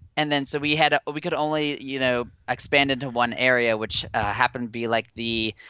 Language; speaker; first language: English; native; English